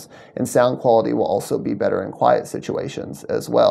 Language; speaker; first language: English; native; English